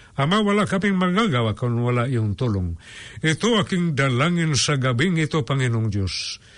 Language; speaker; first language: Filipino; non-native, local second language; Cebuano